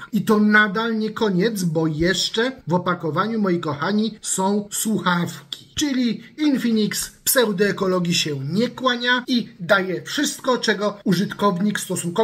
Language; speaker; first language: Polish; native; Polish